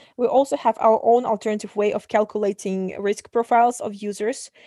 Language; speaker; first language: English; non-native, fluent; Russian